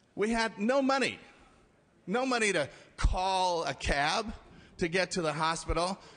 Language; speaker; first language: English; native; English